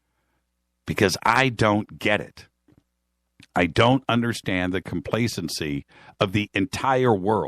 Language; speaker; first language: English; native; English